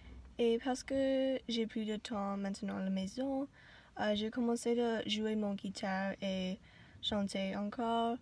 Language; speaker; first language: French; non-native, learner; English